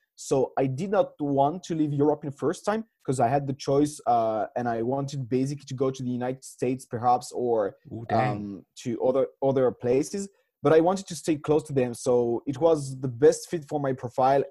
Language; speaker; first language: English; non-native, fluent; French